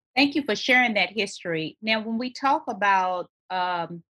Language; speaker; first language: English; native; English